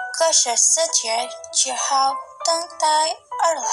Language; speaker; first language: Chinese; non-native, learner; Indonesian